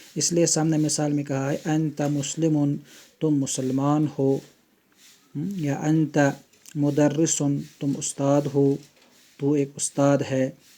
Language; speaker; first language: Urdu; non-native, local second language; Kashmiri